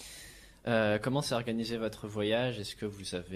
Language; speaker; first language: French; native; French